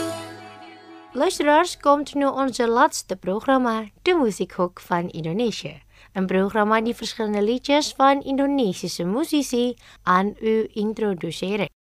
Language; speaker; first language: Dutch; non-native, fluent; Indonesian